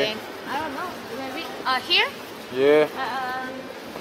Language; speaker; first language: English; non-native, learner; Korean